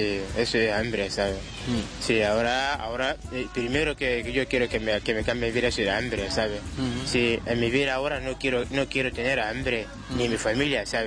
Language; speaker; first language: Spanish; non-native, learner; Wolof